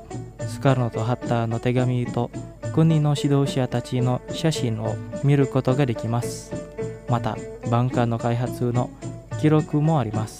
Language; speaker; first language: Japanese; non-native, fluent; Indonesian